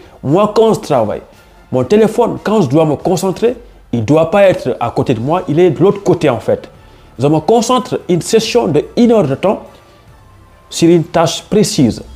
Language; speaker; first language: French; non-native, local second language; Wolof